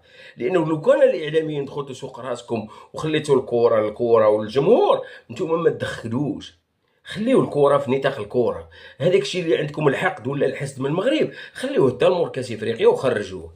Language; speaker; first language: Arabic; native; Arabic